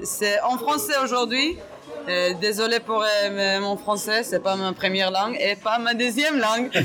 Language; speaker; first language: French; non-native, learner; Hebrew